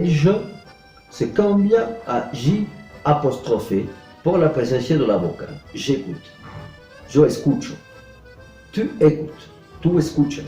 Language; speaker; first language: Spanish; non-native, fluent; French